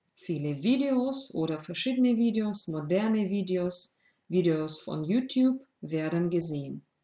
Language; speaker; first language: German; non-native, fluent; Russian